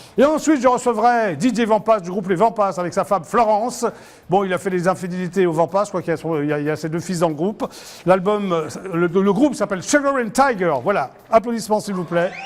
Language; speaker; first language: French; native; French